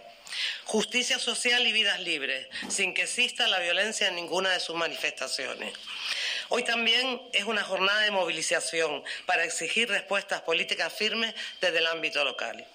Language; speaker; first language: Spanish; native; Spanish